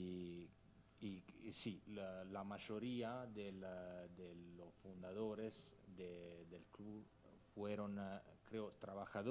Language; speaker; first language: Spanish; non-native, fluent; Italian